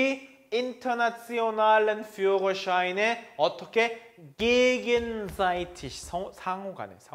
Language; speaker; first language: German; non-native, fluent; Korean